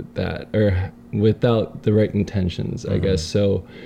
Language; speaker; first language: English; native; English